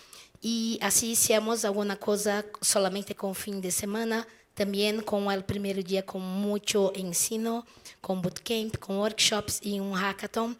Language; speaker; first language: Spanish; non-native, fluent; Portuguese